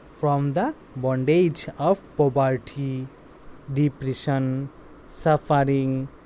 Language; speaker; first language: English; non-native, local second language; Bangla